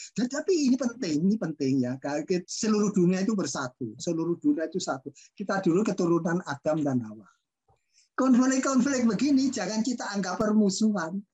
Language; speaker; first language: Indonesian; non-native, local second language; Javanese